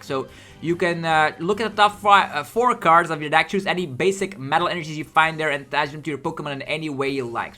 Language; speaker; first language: English; non-native, fluent; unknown